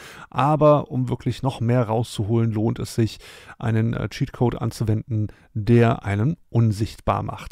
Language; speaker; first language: German; native; German